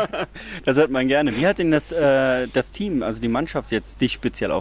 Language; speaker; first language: German; native; German